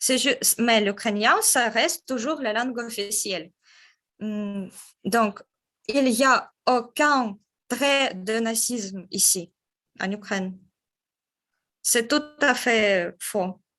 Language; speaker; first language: French; non-native, fluent; Russian